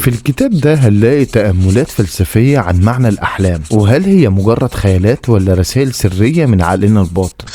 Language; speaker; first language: Arabic; native; Arabic